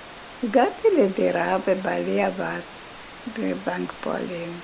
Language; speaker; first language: Hebrew; non-native, fluent; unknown